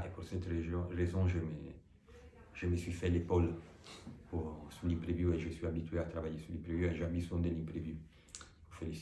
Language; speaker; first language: French; non-native, fluent; Italian